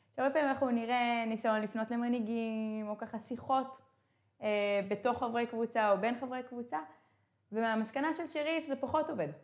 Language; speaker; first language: Hebrew; native; Hebrew